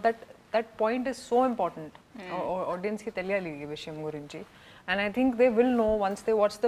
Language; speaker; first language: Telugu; non-native, local second language; Hindi